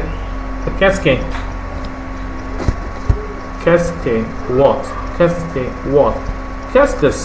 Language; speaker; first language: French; non-native, learner; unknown